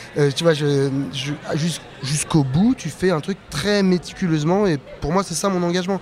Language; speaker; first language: French; native; French